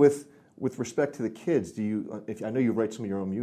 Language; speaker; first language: English; native; English